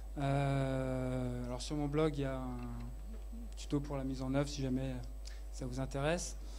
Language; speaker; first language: French; native; French